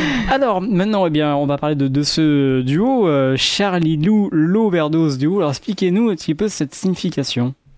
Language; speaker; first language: French; native; French